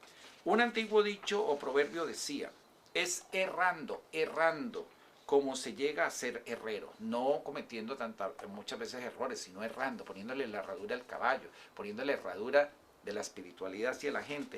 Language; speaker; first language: Spanish; native; Spanish